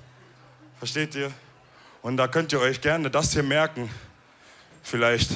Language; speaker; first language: German; early bilingual, other home language; Wolof